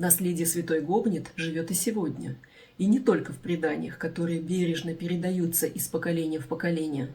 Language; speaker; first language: Russian; native; Russian